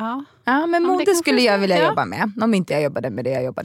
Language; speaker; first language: Swedish; native; Swedish